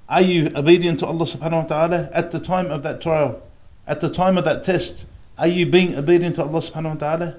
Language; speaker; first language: English; native; English